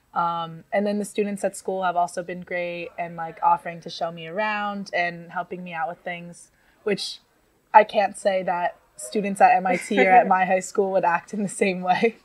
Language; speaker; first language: English; native; English